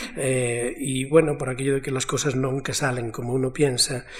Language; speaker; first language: Spanish; native; Spanish